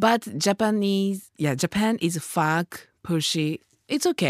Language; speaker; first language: English; non-native, learner; Japanese